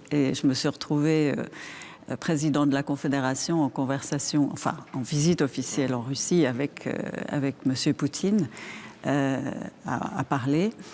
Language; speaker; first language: French; native; French